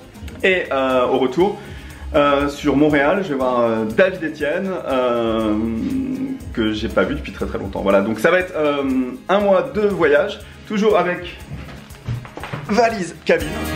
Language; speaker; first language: French; native; French